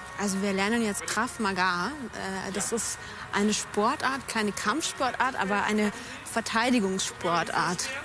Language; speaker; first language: German; native; German